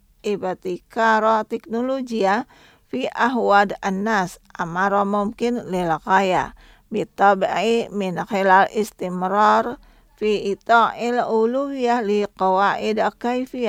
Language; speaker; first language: Arabic; non-native, fluent; Indonesian